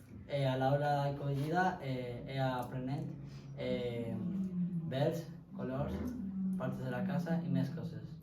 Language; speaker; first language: Catalan; non-native, learner; Dutch